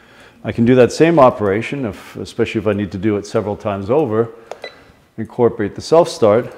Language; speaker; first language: English; native; English